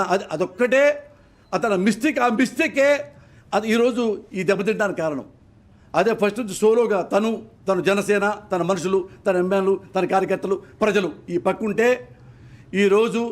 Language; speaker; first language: Telugu; native; Telugu